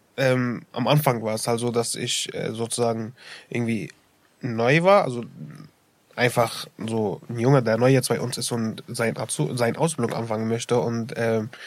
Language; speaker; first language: German; early bilingual, other home language; Arabic